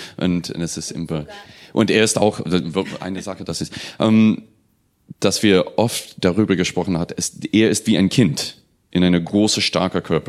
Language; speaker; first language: German; non-native, fluent; English